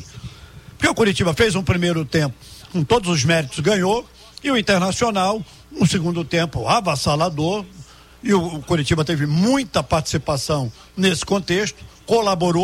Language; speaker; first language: Portuguese; native; Portuguese